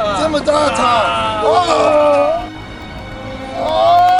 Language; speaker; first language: Chinese; non-native, learner; English